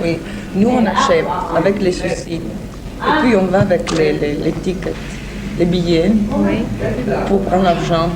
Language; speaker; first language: French; non-native, learner; Italian